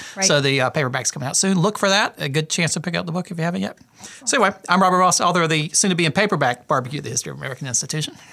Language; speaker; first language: English; native; English